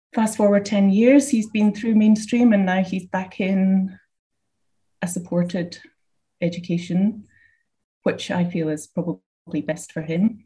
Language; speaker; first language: English; native; English